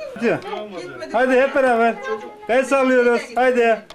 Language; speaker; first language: Turkish; native; Turkish